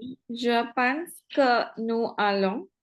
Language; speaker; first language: French; non-native, learner; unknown